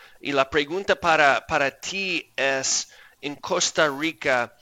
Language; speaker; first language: Spanish; non-native, fluent; English